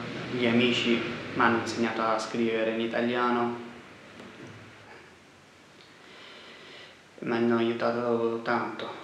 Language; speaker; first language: Italian; non-native, fluent; Arabic